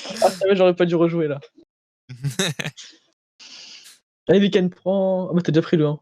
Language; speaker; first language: French; native; French